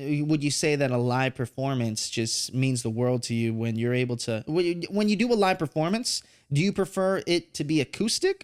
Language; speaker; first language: English; native; English